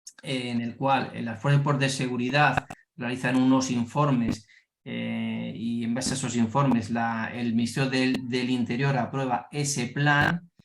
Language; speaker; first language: Spanish; native; Spanish